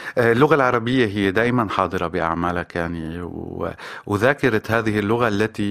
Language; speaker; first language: Arabic; native; Arabic